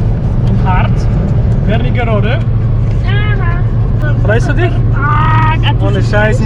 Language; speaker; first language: German; native; German